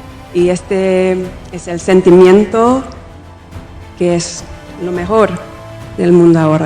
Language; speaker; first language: Spanish; non-native, fluent; English